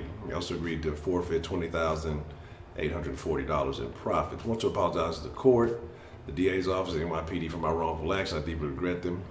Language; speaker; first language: English; native; English